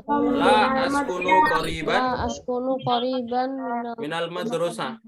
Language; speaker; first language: Arabic; non-native, fluent; Indonesian